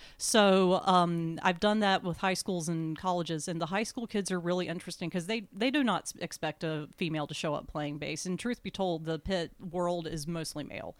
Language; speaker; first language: English; native; English